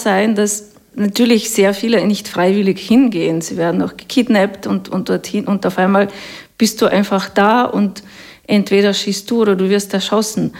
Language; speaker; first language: German; non-native, fluent; Russian